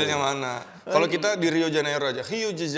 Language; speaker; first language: Indonesian; native; Indonesian